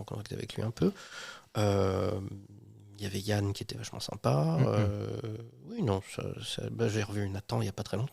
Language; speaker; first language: French; native; French